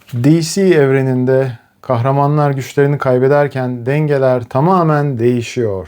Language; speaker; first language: Turkish; native; Turkish